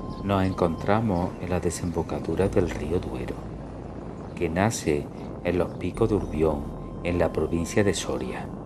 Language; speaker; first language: Spanish; native; Spanish